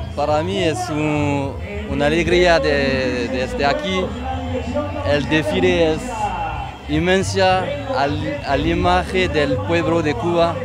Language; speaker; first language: Spanish; non-native, learner; French